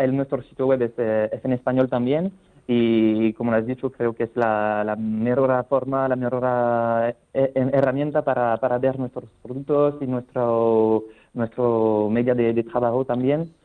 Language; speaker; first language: Spanish; non-native, fluent; French